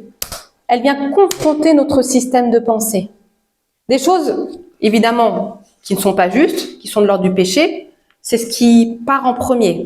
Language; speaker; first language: French; native; French